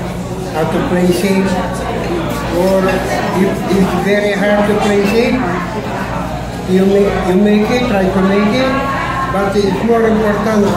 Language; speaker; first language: English; non-native, learner; Filipino